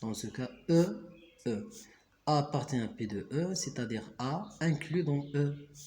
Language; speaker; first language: French; non-native, local second language; Arabic